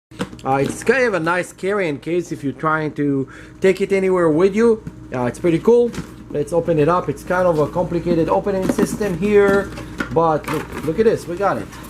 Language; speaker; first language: English; non-native, fluent; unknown